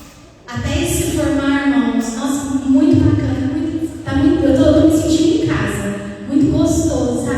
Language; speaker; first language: Portuguese; native; Portuguese